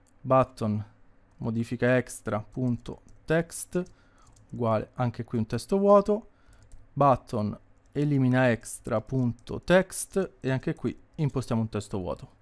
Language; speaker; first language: Italian; native; Italian